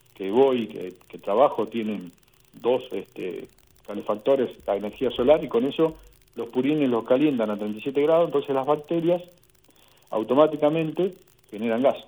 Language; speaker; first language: Spanish; native; Spanish